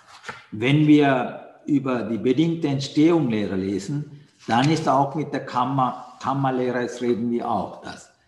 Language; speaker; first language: German; non-native, learner; Sinhala